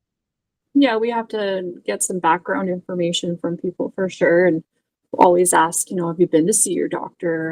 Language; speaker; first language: English; native; English